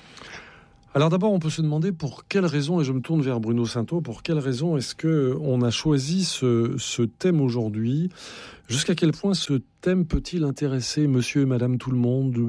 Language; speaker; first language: French; native; French